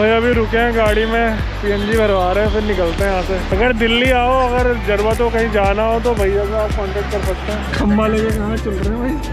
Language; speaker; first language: Hindi; native; Hindi